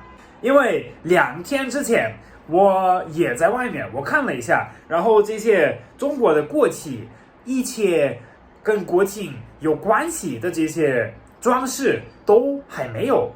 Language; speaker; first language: Chinese; non-native, fluent; German